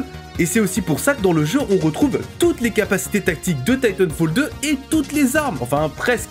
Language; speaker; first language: French; native; French